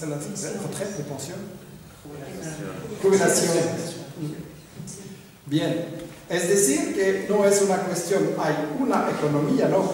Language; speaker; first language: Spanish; non-native, fluent; French